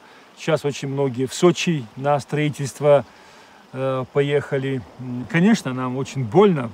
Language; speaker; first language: Russian; native; Russian